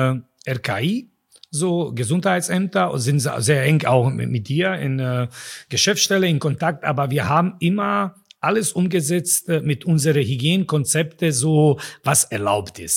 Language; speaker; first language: German; non-native, fluent; Bosnian